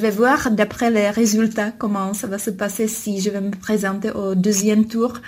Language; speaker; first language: French; non-native, fluent; Czech